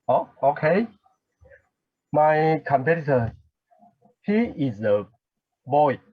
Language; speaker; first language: English; non-native, learner; Chinese